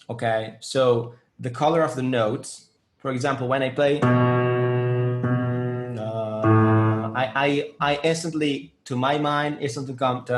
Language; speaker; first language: English; non-native, fluent; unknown